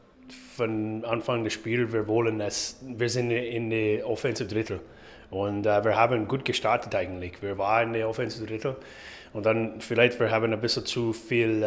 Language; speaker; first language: German; non-native, fluent; English